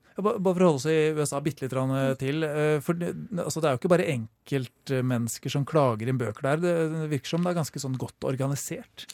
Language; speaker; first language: Norwegian; native; Norwegian